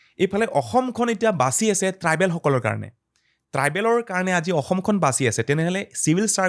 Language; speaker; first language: Assamese; non-native, local second language; Karbi